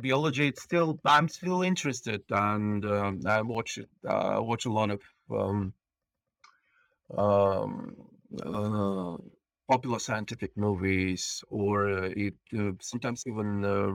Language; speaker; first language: English; non-native, fluent; Bulgarian